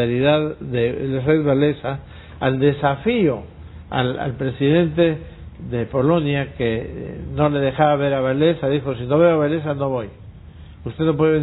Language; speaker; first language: Spanish; native; Spanish